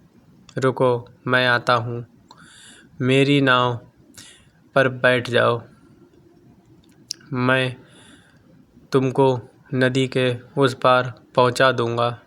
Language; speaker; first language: Hindi; native; Hindi